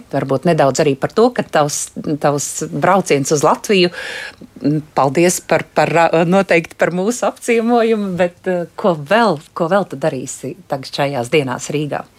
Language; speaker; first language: Latvian; native; Latvian